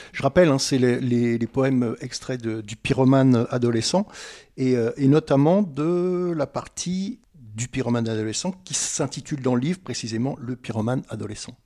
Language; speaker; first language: French; native; French